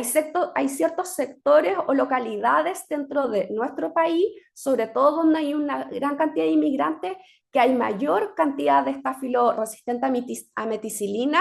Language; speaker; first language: Spanish; native; Spanish